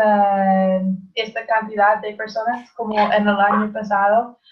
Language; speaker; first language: Spanish; non-native, learner; English